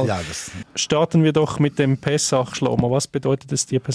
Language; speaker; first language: German; native; German